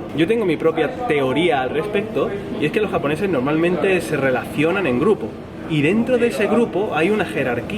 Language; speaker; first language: Spanish; native; Spanish